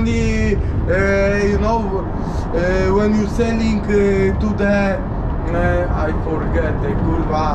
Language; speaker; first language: English; non-native, learner; Polish